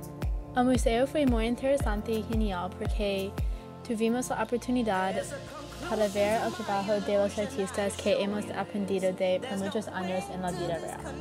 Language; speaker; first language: Spanish; non-native, learner; English